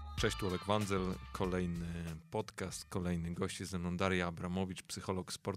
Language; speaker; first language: Polish; native; Polish